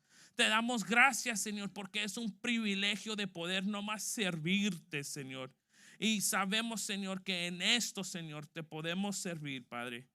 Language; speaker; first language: Spanish; early bilingual, heritage; Spanish